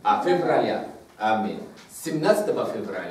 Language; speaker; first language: Russian; non-native, fluent; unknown